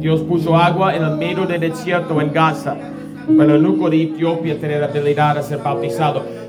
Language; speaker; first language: Spanish; non-native, learner; English